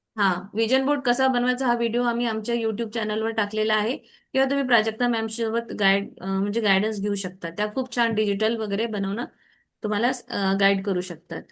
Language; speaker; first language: Hindi; native; Hindi